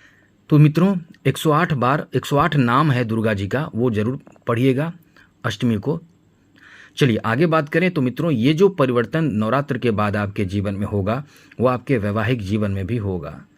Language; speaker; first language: Hindi; native; Hindi